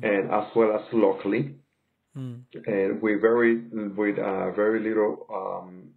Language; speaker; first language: English; native; English